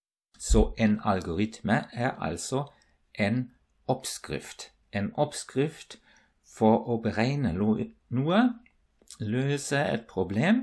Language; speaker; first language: Norwegian; non-native, fluent; German